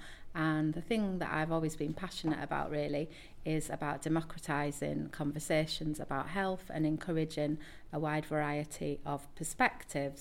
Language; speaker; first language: English; native; English